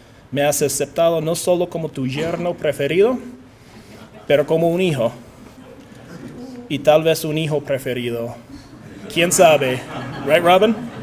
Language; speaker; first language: Spanish; non-native, fluent; English